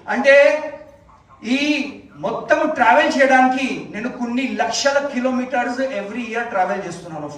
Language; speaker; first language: Telugu; non-native, fluent; Hindi